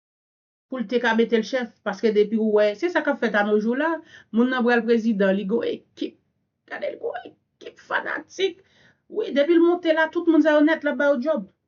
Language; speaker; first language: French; non-native, learner; Haitian Creole